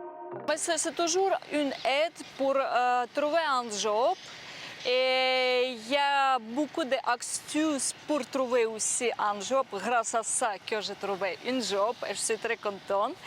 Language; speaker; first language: French; non-native, learner; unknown